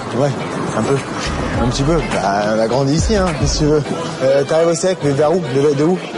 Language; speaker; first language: French; native; French